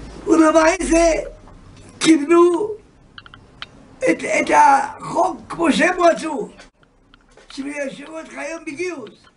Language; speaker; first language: Hebrew; non-native, fluent; Yiddish